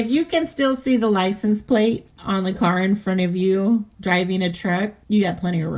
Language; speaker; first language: English; native; English